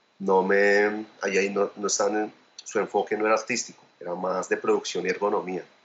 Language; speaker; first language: Spanish; native; Spanish